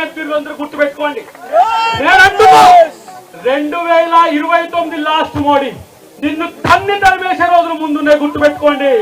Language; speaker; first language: Telugu; native; Telugu